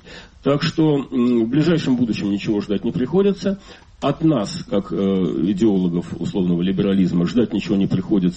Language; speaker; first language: Russian; native; Russian